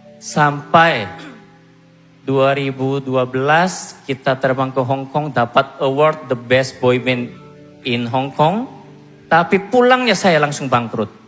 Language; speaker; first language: Indonesian; non-native, fluent; Korean